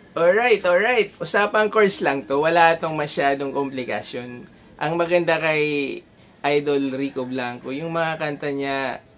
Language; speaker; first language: Filipino; non-native, local second language; Bikol